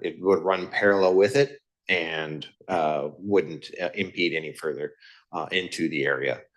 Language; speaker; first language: English; native; English